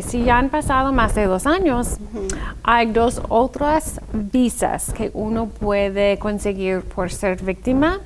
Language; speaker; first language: Spanish; non-native, fluent; English